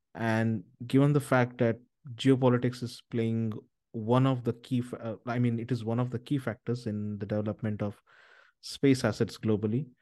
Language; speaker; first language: English; non-native, local second language; Marathi